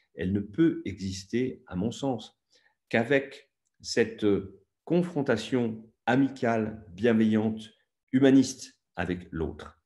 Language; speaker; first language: French; native; French